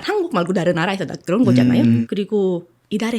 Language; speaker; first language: Korean; non-native, fluent; Indonesian